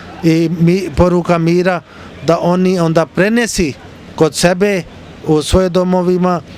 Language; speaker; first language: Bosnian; non-native, learner; Urdu